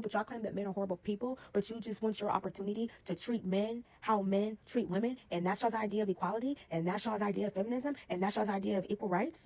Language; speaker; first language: English; native; English